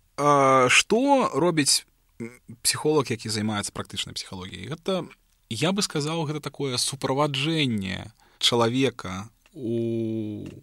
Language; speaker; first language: Belarusian; non-native, local second language; Russian